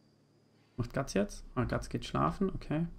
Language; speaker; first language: German; native; German